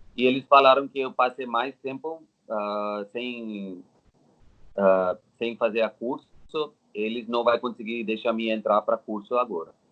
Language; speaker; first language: Portuguese; non-native, learner; Telugu